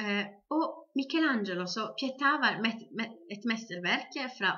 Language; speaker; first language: Norwegian; non-native, fluent; Italian